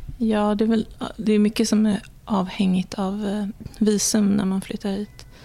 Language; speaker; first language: Swedish; native; Swedish